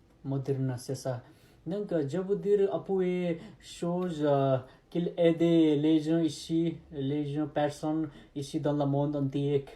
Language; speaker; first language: French; non-native, learner; Nepali